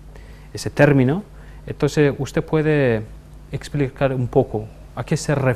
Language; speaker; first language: Spanish; non-native, fluent; Turkish